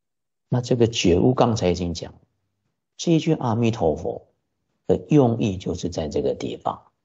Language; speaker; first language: Chinese; native; Chinese